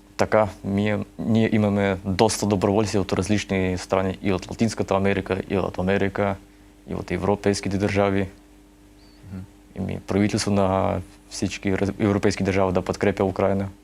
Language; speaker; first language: Bulgarian; early bilingual, heritage; Russian